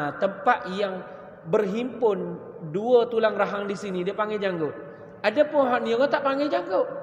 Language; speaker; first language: Malay; native; Malay